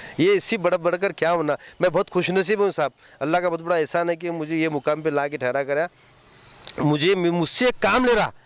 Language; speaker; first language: Hindi; non-native, local second language; Urdu